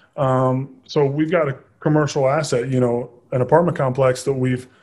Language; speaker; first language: English; native; English